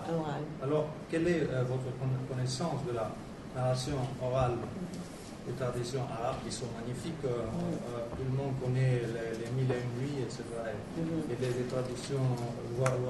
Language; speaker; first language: French; non-native, fluent; Albanian